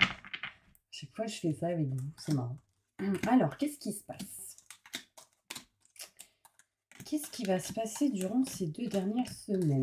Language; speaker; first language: French; native; French